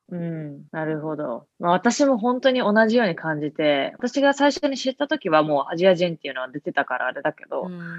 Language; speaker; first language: Japanese; native; Japanese